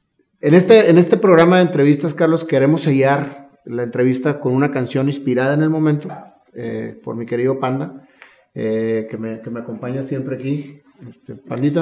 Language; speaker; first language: Spanish; native; Spanish